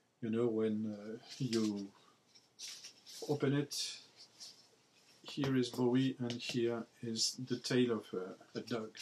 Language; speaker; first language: English; non-native, learner; French